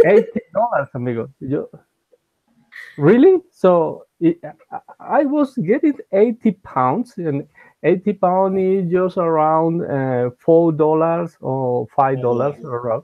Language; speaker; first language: English; non-native, learner; Spanish